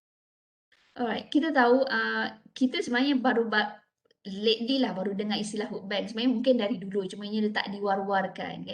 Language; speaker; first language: Malay; native; Malay